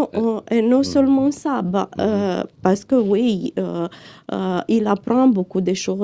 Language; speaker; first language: French; non-native, fluent; Romanian